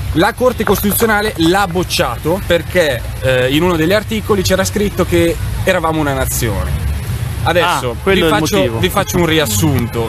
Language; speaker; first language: Italian; non-native, fluent; Catalan